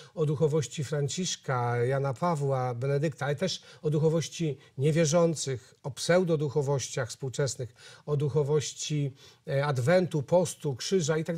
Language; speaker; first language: Polish; native; Polish